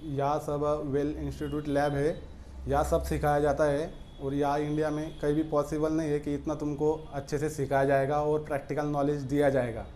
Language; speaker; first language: Hindi; non-native, local second language; Marathi